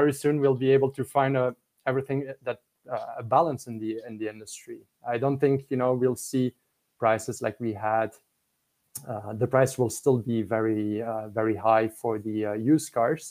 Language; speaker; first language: English; non-native, fluent; French